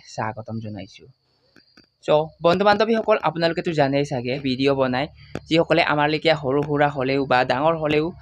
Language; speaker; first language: Assamese; non-native, local second language; Mising